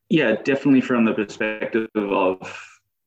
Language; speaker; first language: English; native; English